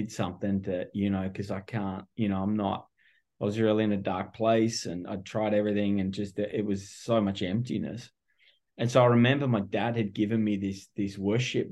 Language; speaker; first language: English; native; English